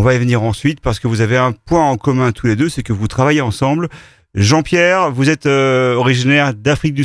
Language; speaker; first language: French; native; French